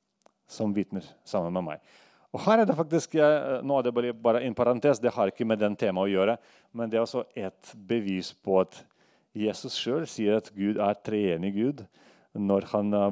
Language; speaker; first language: Norwegian; non-native, fluent; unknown